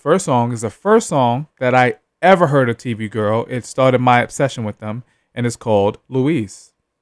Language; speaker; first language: English; native; English